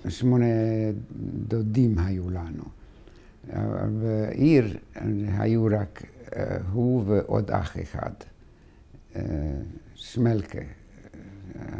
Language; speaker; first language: Hebrew; non-native, fluent; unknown